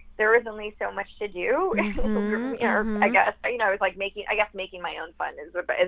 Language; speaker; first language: English; native; English